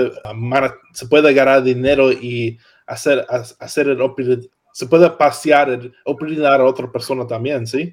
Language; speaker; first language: Spanish; non-native, learner; English